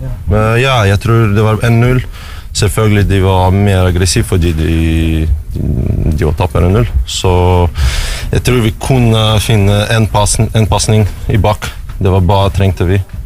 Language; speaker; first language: Norwegian; non-native, fluent; Russian